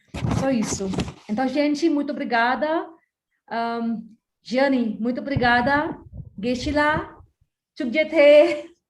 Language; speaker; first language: Portuguese; non-native, fluent; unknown